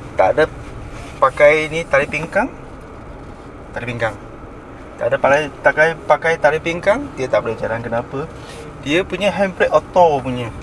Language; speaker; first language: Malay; non-native, local second language; Chinese